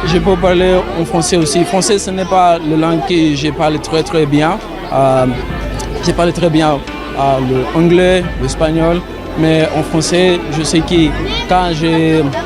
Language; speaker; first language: French; non-native, learner; Portuguese